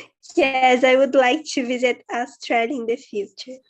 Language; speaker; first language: English; non-native, learner; Portuguese